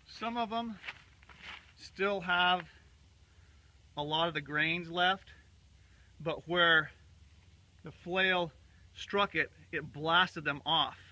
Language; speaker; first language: English; native; English